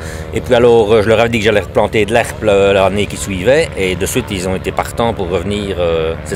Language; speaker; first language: French; native; French